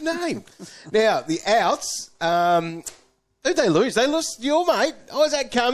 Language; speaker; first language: English; native; English